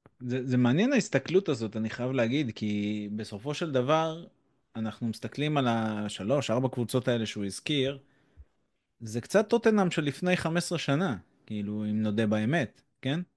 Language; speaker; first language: Hebrew; native; Hebrew